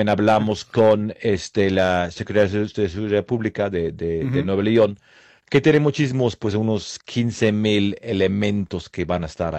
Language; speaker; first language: Spanish; non-native, fluent; English